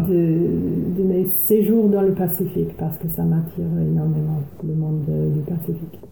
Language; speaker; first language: French; non-native, fluent; English